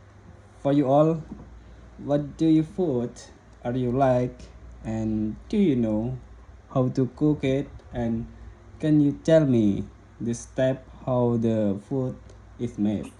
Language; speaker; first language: English; non-native, learner; Indonesian